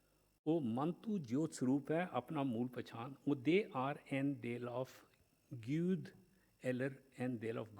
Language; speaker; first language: Norwegian; non-native, fluent; Punjabi